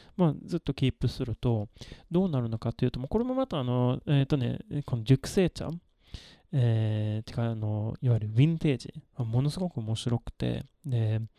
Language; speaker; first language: Japanese; non-native, fluent; Swedish